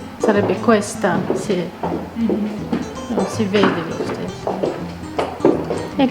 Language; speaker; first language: Italian; non-native, learner; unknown